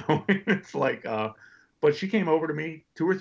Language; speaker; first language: English; native; English